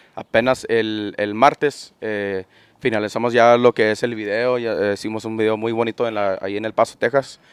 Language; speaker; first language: Spanish; native; Spanish